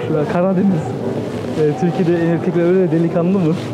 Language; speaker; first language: Turkish; early bilingual, heritage; Turkish